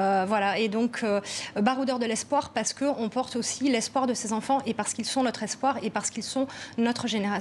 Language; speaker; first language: French; native; French